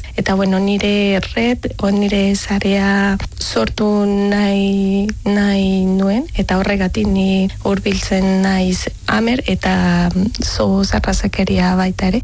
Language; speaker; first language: Basque; non-native, learner; Spanish